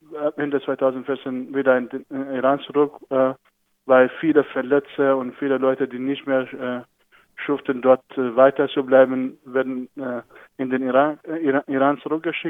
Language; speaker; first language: German; non-native, fluent; Persian